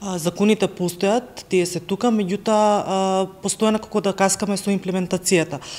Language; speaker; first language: Macedonian; native; Macedonian